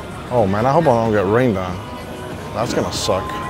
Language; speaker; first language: English; early bilingual, other home language; Spanish